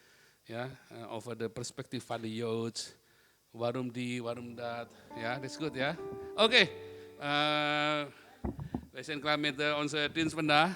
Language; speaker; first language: Dutch; non-native, learner; Indonesian